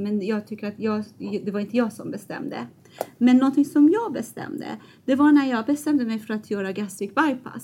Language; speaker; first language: Swedish; non-native, fluent; Persian